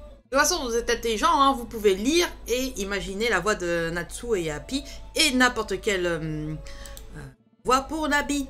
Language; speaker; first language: French; native; French